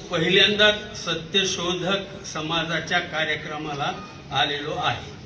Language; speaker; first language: Marathi; non-native, local second language; Urdu